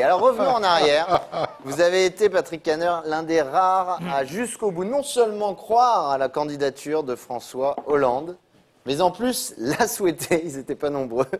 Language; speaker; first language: French; native; French